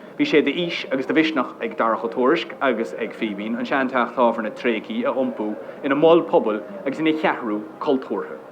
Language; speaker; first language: Irish; non-native, local second language; English